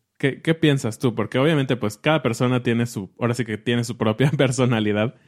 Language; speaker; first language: Spanish; native; Spanish